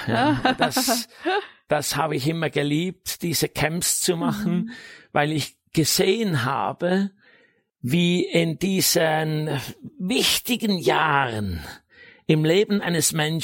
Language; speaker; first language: German; native; German